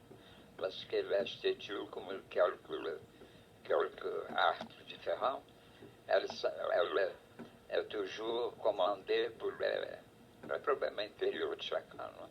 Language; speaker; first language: French; non-native, fluent; Portuguese